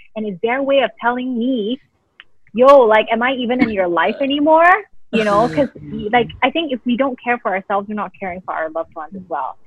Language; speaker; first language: English; native; English